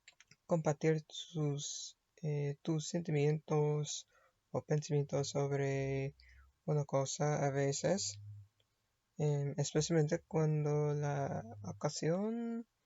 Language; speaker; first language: Spanish; non-native, learner; English